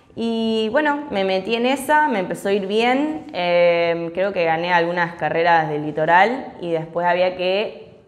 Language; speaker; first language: Spanish; early bilingual, other home language; English